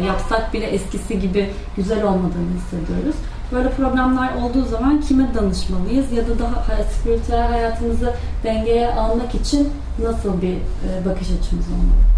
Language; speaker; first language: Turkish; native; Turkish